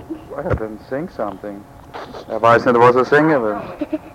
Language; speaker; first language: English; non-native, fluent; German